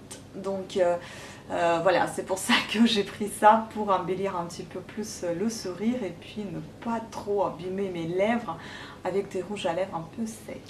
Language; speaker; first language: French; non-native, fluent; Russian